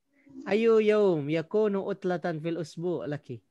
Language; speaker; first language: Arabic; non-native, fluent; Indonesian